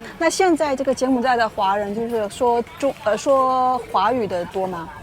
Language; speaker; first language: Chinese; native; Chinese